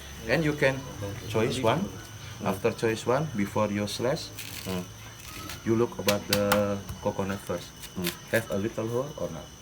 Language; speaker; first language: English; non-native, learner; Indonesian